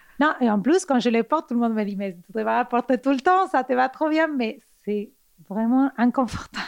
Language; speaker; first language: French; non-native, fluent; Spanish